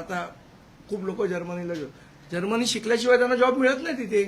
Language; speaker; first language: Marathi; native; Marathi